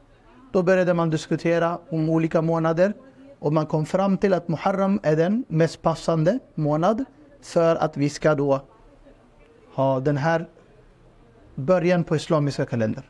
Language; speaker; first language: Swedish; non-native, fluent; Urdu